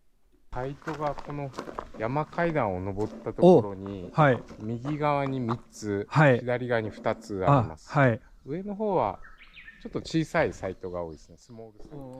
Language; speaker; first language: Japanese; native; Japanese